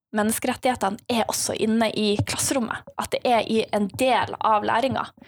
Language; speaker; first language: Norwegian; native; Norwegian